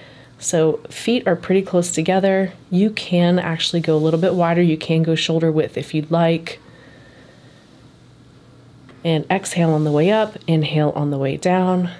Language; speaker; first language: English; native; English